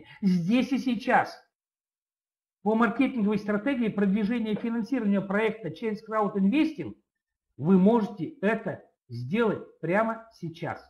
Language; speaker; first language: Russian; native; Russian